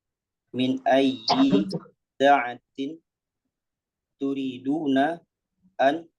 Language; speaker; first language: Arabic; non-native, learner; Indonesian